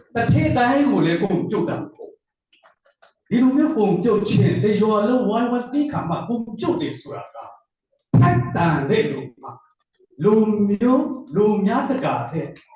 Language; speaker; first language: Burmese; non-native, local second language; Hakha Chin